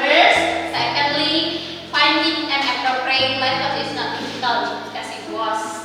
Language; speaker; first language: English; non-native, fluent; Indonesian